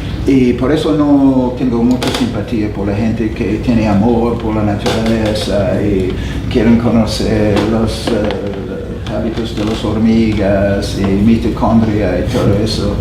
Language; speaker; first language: Spanish; non-native, fluent; English